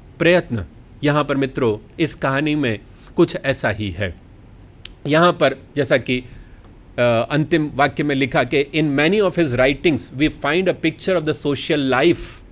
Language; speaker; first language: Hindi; non-native, local second language; Gujarati